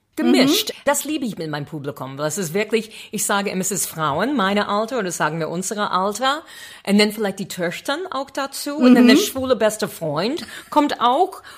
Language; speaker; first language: German; non-native, fluent; English